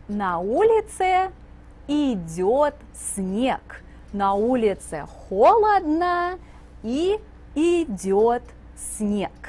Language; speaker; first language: Russian; non-native, fluent; English